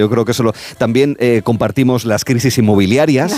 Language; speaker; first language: Spanish; native; Spanish